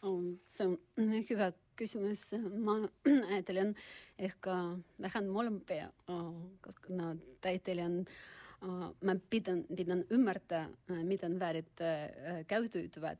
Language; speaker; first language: Finnish; non-native, learner; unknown